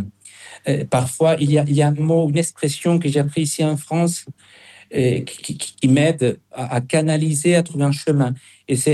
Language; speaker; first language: French; non-native, fluent; Spanish